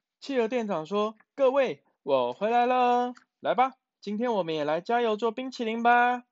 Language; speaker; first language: Chinese; native; Chinese